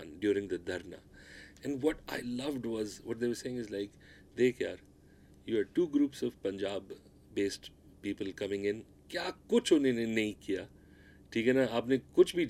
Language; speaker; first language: English; non-native, local second language; Pashto